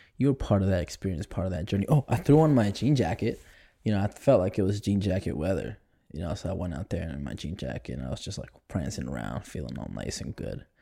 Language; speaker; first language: English; native; English